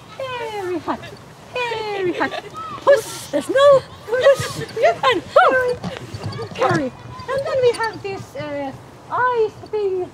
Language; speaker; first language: English; non-native, fluent; Finnish